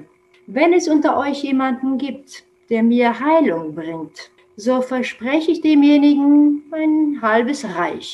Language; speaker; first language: German; non-native, fluent; Romanian